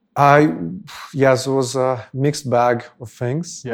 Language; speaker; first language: English; non-native, fluent; Russian